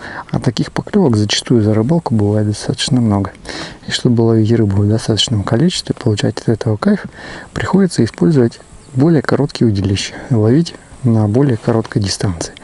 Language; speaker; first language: Russian; native; Russian